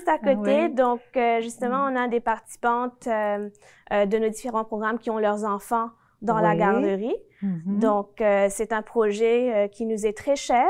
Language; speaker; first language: French; native; French